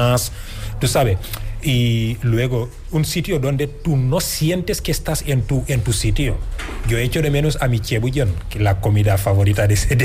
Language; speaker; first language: Spanish; non-native, fluent; Wolof